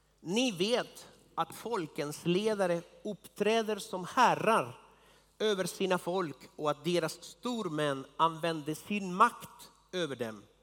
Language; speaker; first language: Swedish; non-native, fluent; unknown